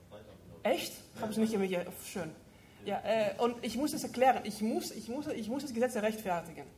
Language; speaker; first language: German; non-native, fluent; Greek